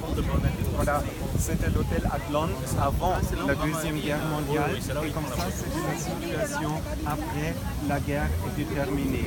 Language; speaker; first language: French; non-native, fluent; German